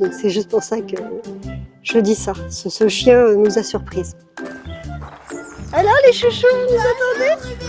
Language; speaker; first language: French; native; French